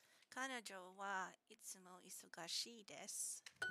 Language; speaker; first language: Japanese; non-native, learner; English